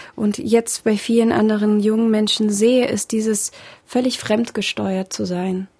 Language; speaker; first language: German; early bilingual, other home language; Russian